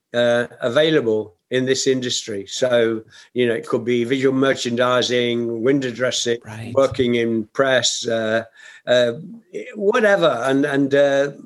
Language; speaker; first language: English; native; English